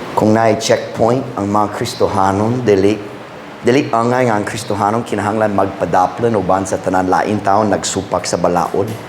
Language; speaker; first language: Cebuano; non-native, fluent; English